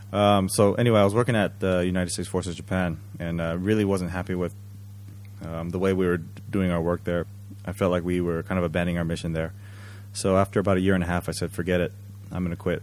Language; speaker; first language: English; early bilingual, other home language; Japanese